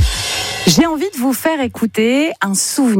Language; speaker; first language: French; native; French